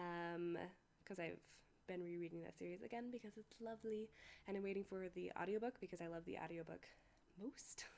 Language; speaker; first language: English; native; English